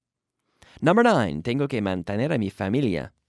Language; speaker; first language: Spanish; non-native, fluent; English